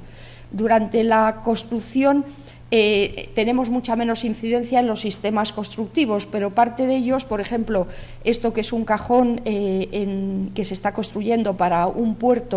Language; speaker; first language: Spanish; native; Spanish